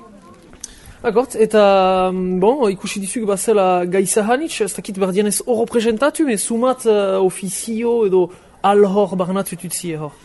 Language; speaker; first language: Basque; native; Basque